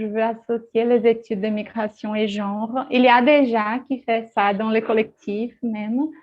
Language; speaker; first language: French; non-native, fluent; Portuguese